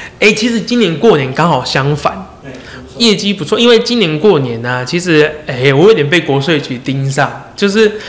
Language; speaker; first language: Chinese; native; Chinese